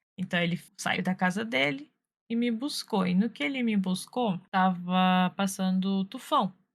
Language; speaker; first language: Portuguese; native; Portuguese